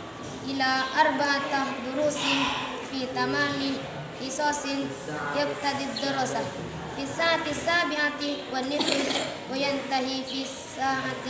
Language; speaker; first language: Arabic; non-native, learner; Indonesian